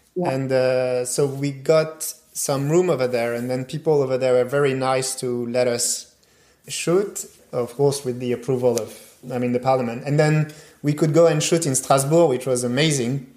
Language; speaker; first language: English; non-native, fluent; French